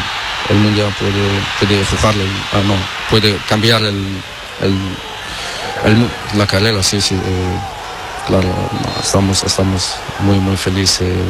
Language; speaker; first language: Spanish; non-native, learner; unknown